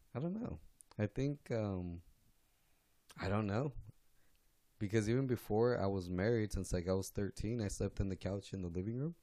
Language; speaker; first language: English; native; English